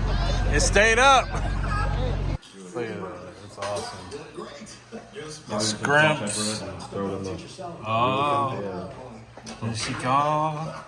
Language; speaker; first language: English; native; English